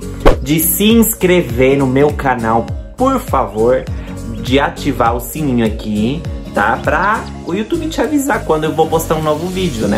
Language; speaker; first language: Portuguese; non-native, fluent; Spanish